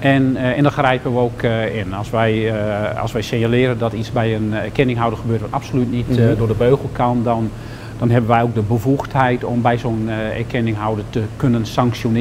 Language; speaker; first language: Dutch; native; Dutch